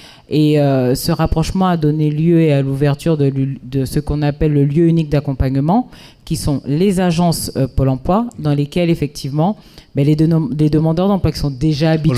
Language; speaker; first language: French; native; French